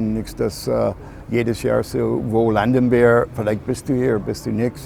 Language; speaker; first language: German; non-native, fluent; English